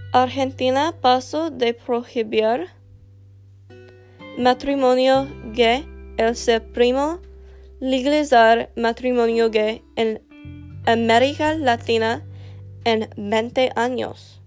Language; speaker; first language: Spanish; non-native, learner; English